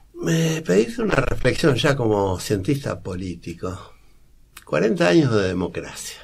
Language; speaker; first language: Spanish; native; Spanish